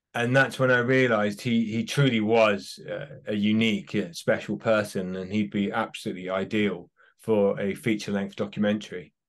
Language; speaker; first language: English; native; English